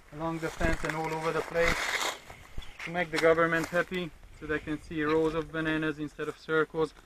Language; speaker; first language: English; non-native, fluent; Hungarian